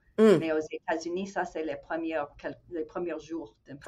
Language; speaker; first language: French; non-native, fluent; English